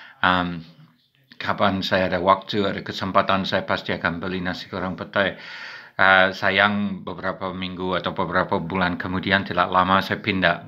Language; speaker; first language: Indonesian; non-native, fluent; English